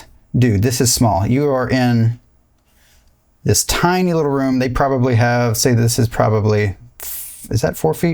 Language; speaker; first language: English; native; English